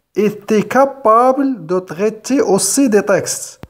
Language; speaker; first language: French; non-native, local second language; Arabic